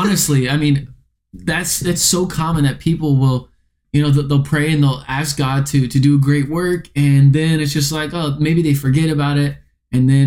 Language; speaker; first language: English; native; English